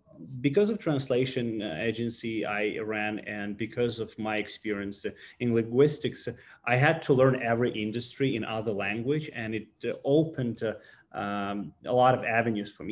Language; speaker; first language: English; non-native, fluent; Ukrainian